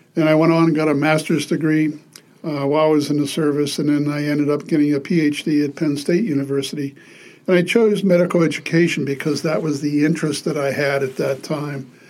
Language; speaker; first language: English; native; English